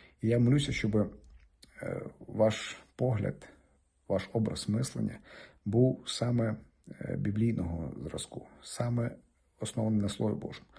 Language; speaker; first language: Ukrainian; native; Ukrainian